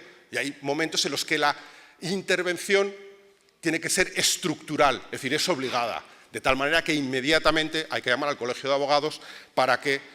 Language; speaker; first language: Spanish; native; Spanish